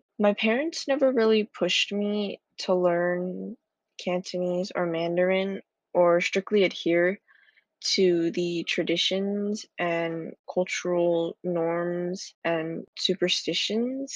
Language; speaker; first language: English; native; English